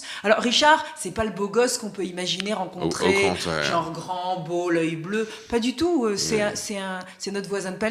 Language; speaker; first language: French; native; French